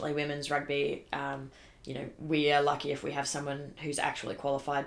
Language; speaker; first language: English; native; English